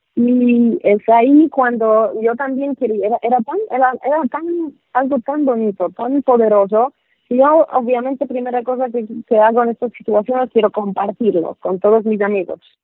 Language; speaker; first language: Spanish; non-native, fluent; Polish